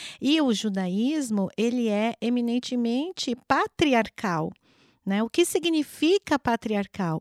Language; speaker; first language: Portuguese; native; Portuguese